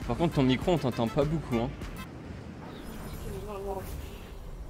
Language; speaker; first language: French; native; French